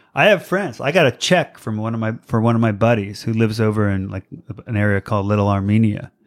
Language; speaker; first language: English; native; English